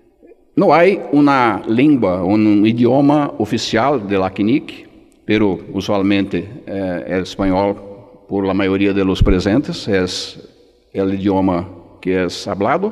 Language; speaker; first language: Spanish; non-native, fluent; Portuguese